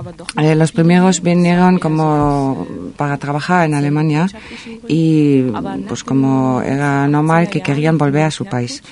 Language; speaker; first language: Spanish; non-native, fluent; German